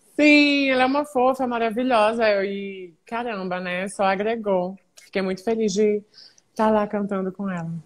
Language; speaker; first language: Portuguese; native; Portuguese